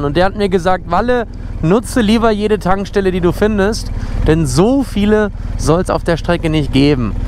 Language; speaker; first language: German; native; German